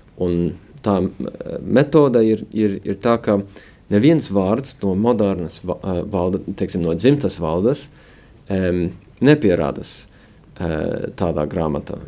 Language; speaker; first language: Latvian; early bilingual, heritage; Latvian